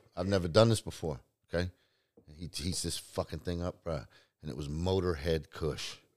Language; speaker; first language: English; native; English